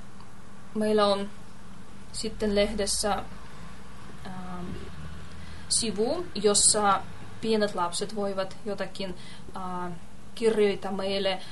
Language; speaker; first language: Finnish; non-native, learner; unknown